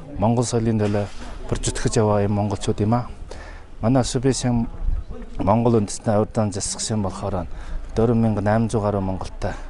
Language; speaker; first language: Mongolian; native; Mongolian